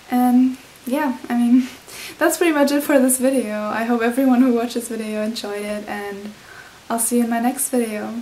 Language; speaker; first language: English; non-native, fluent; German